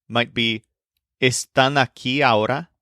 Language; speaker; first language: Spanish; non-native, fluent; English